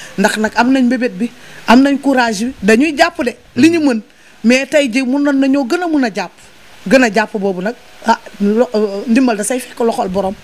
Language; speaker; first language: Wolof; native; Wolof